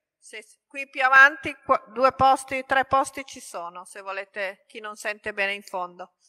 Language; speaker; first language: Italian; native; Italian